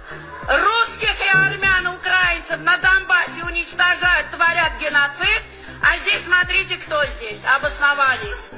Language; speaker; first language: Russian; non-native, fluent; Armenian